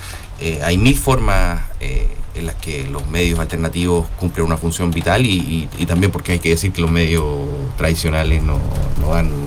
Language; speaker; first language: Spanish; native; Spanish